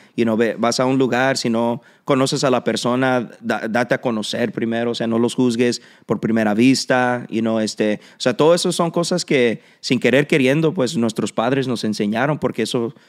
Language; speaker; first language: Spanish; early bilingual, heritage; Spanish